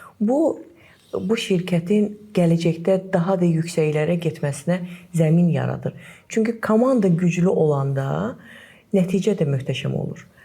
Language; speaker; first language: Azerbaijani; native; Azerbaijani